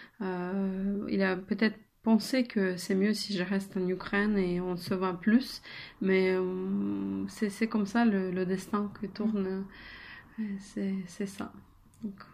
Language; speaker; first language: French; non-native, fluent; Ukrainian